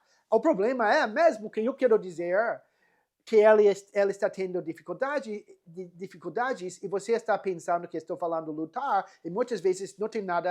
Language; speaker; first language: Portuguese; non-native, fluent; English